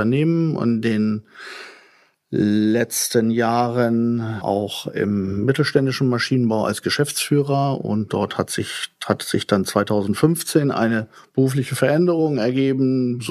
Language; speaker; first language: German; native; German